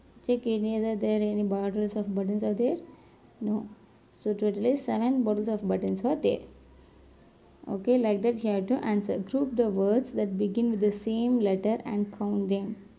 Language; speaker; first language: English; non-native, local second language; Tamil